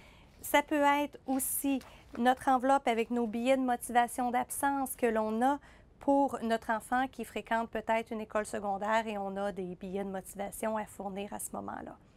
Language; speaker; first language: French; native; French